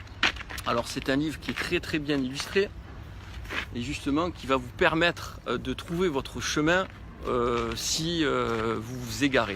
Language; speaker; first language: French; native; French